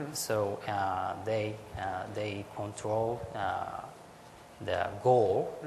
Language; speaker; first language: English; non-native, learner; Japanese